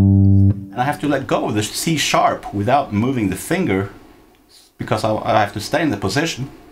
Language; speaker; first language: English; non-native, fluent; Norwegian